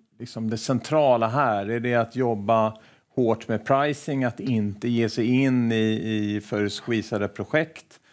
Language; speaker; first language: Swedish; native; Swedish